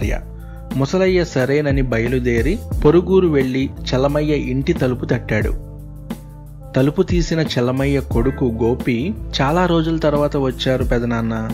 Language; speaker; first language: Telugu; native; Telugu